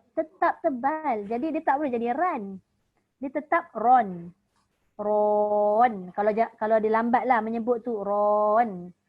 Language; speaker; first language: Malay; native; Malay